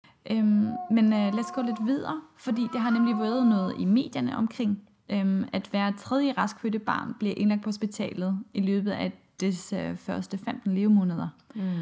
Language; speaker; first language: Danish; non-native, fluent; German